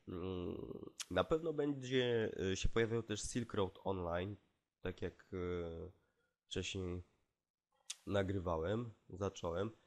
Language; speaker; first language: Polish; native; Polish